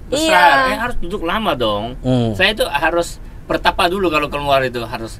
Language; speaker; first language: Indonesian; non-native, fluent; Korean